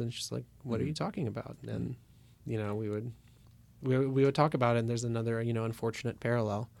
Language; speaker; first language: English; early bilingual, other home language; Russian